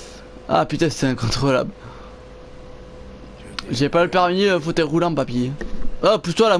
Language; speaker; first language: French; native; French